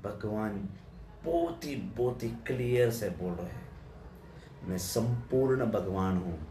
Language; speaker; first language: Hindi; non-native, local second language; Telugu